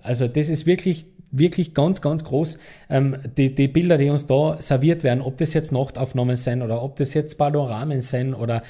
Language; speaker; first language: German; native; German